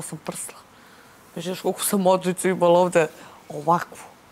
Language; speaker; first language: Serbian; native; Serbian